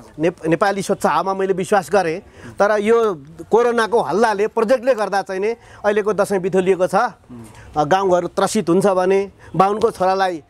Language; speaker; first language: Nepali; native; Nepali